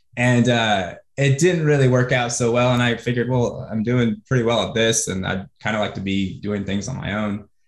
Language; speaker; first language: English; native; English